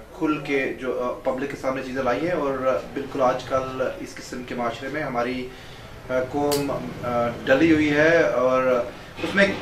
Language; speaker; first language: Urdu; non-native, local second language; Pahari-Potwari